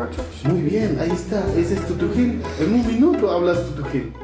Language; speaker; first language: Spanish; non-native, local second language; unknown